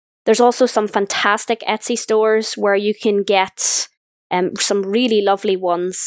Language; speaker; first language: English; native; English